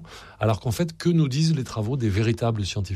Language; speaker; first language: French; native; French